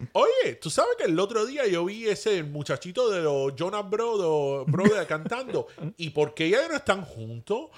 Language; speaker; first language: Spanish; early bilingual, heritage; Spanish